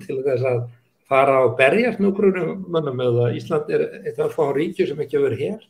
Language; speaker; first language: Icelandic; native; Icelandic